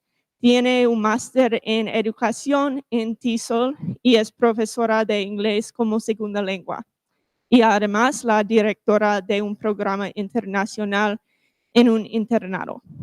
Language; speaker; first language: Spanish; non-native, fluent; English